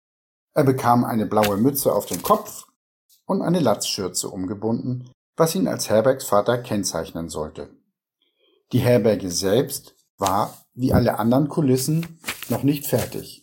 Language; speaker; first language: German; native; German